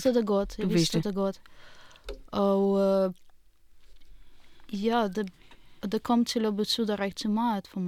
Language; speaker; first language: Danish; non-native, fluent; Russian